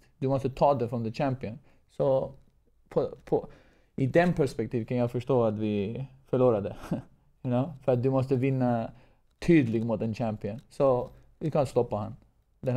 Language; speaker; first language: Swedish; non-native, fluent; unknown